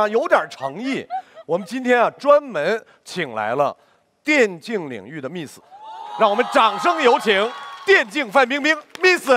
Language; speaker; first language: Chinese; native; Chinese